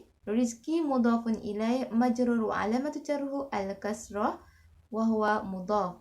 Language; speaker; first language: Arabic; non-native, learner; Malay